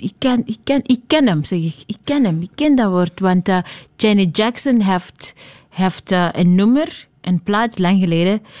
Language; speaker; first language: Dutch; non-native, learner; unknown